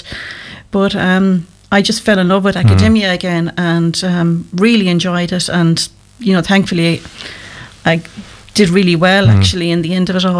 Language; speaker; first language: English; native; English